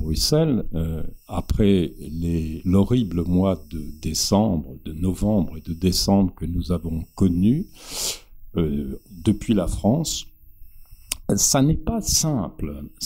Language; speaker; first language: French; native; French